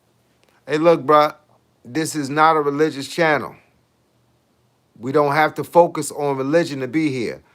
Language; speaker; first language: English; native; English